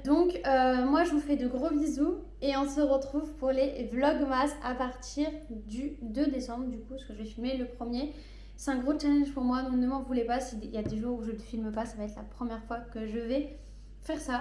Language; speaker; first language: French; native; French